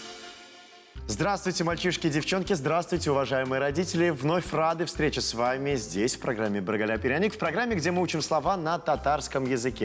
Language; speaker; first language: Russian; native; Russian